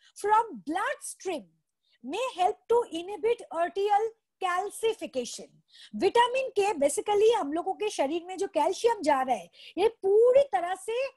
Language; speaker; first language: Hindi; non-native, local second language; Bangla